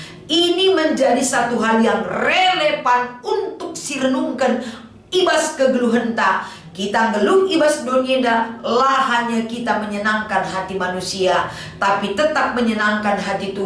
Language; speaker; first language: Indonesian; non-native, local second language; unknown